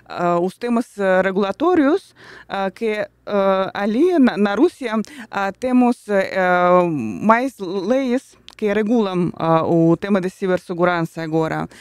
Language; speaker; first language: Portuguese; non-native, fluent; Russian